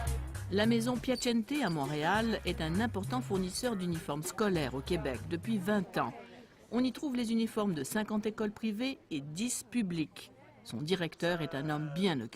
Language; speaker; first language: French; native; French